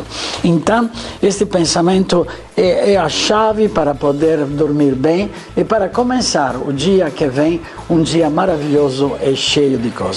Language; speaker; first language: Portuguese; non-native, fluent; Italian